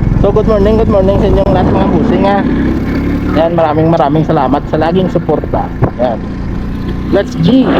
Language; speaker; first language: Filipino; non-native, local second language; Hiligaynon